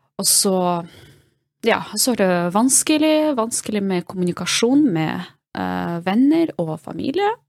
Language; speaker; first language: Norwegian; non-native, fluent; Russian